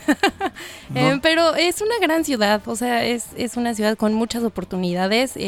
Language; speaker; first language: Spanish; native; Spanish